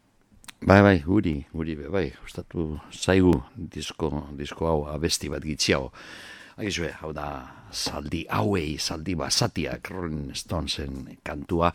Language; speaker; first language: Basque; native; Basque